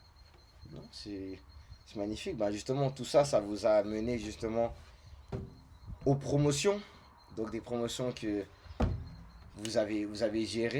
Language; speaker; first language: French; native; French